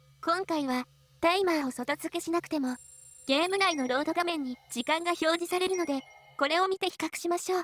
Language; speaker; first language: Japanese; native; Japanese